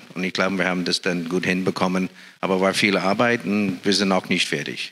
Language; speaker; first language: German; non-native, fluent; English